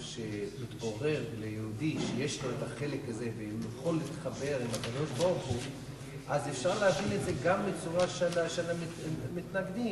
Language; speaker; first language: Hebrew; non-native, fluent; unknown